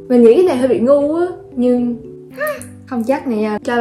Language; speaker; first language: Vietnamese; early bilingual, heritage; Vietnamese